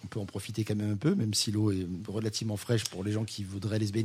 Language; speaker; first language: French; native; French